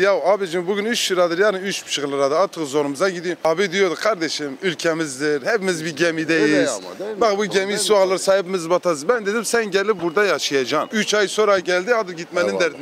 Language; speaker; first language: Turkish; native; Turkish